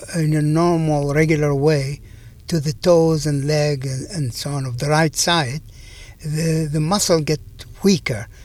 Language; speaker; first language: English; non-native, fluent; Arabic